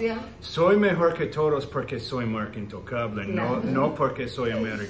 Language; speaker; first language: Spanish; non-native, learner; English